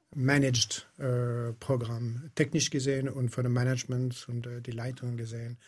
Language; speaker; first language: German; non-native, local second language; French